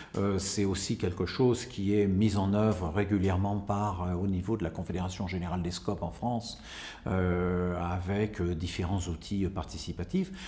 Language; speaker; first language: French; native; French